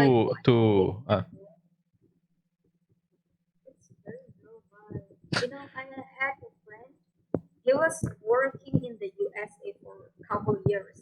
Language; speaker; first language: English; non-native, fluent; Indonesian